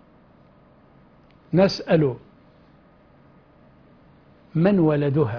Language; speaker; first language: Arabic; native; Arabic